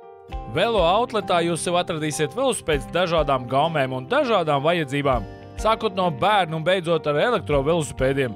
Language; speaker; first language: Latvian; native; Latvian